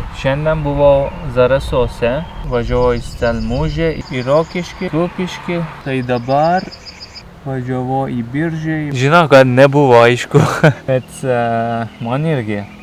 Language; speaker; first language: Lithuanian; non-native, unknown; Turkish